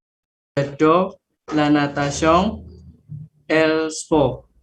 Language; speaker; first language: French; non-native, learner; Indonesian